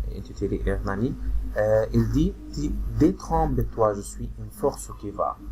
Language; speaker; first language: French; non-native, fluent; Arabic